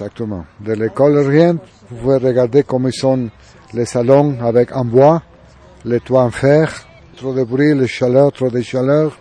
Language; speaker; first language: French; non-native, learner; Spanish